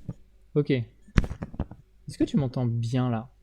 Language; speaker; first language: French; native; French